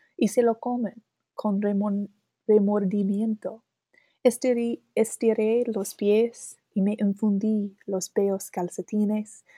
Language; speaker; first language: Spanish; non-native, learner; English